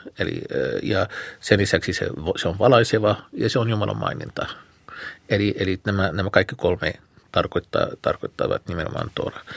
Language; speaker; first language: Finnish; non-native, fluent; Arabic